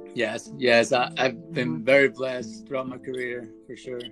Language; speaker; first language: English; early bilingual, other home language; Spanish